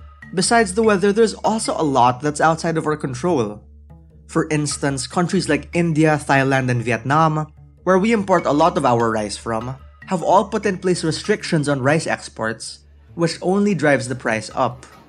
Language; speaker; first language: English; non-native, local second language; Filipino